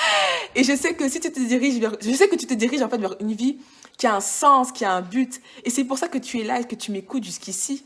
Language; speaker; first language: French; native; French